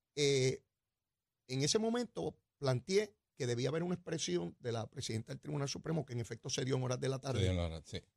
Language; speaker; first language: Spanish; native; Spanish